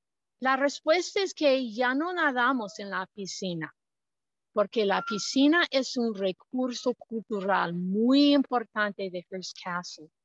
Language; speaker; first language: Spanish; non-native, fluent; English